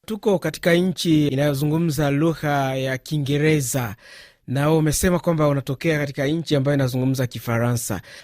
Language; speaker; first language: Swahili; native; Swahili